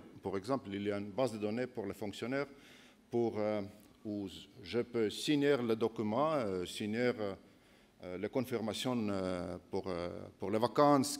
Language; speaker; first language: French; non-native, fluent; Estonian